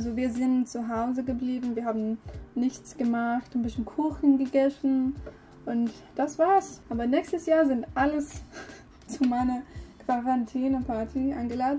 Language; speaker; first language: German; non-native, learner; English